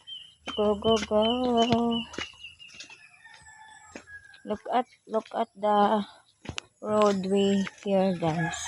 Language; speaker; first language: English; non-native, local second language; Filipino